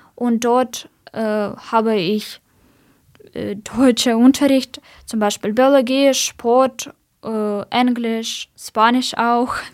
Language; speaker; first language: German; non-native, learner; Ukrainian